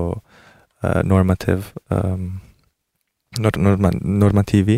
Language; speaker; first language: Italian; early bilingual, other home language; Korean